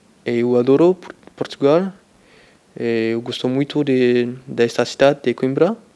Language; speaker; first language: Portuguese; non-native, learner; French